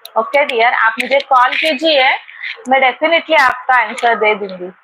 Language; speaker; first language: Hindi; non-native, local second language; Marathi